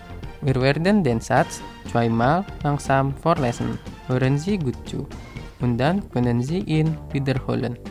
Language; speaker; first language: German; non-native, fluent; Indonesian